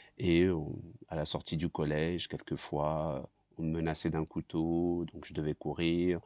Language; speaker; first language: French; early bilingual, other home language; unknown